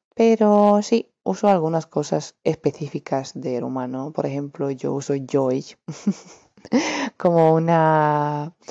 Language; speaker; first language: Spanish; non-native, fluent; Romanian